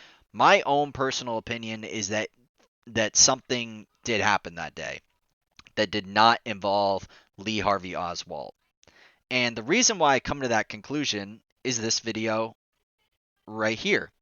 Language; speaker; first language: English; native; English